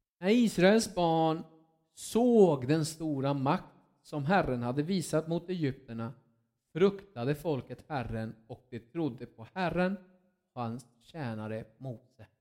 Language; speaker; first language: Swedish; non-native, fluent; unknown